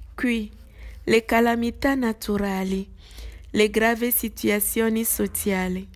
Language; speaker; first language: Italian; non-native, fluent; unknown